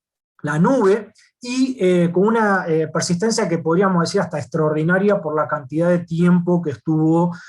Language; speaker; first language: Spanish; native; Spanish